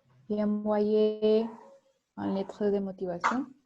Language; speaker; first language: French; non-native, learner; Spanish